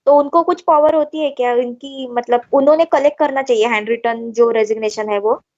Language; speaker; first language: Hindi; non-native, local second language; Marathi